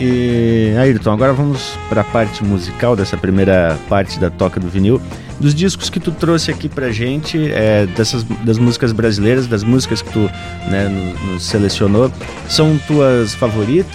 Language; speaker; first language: Portuguese; native; Portuguese